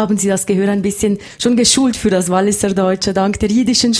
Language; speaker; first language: German; native; German